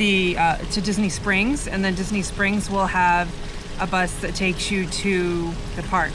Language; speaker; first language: English; native; English